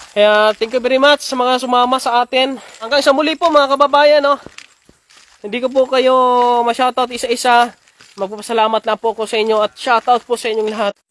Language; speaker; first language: Filipino; non-native, local second language; Hiligaynon